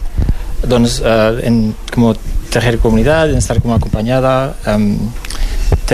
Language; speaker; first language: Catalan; non-native, local second language; Spanish